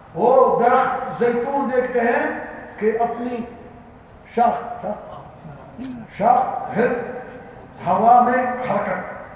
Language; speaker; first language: Urdu; non-native, learner; Arabic